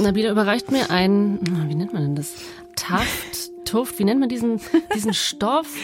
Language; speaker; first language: German; native; German